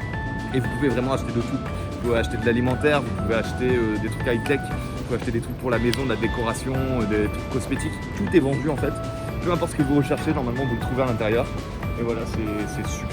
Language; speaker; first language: French; native; French